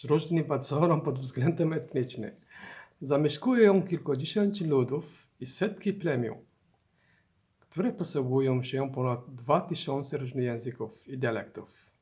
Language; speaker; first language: Polish; non-native, learner; Somali